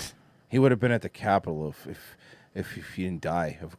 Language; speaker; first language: English; native; English